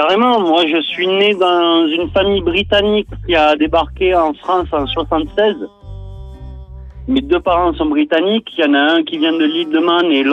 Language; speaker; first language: French; non-native, local second language; English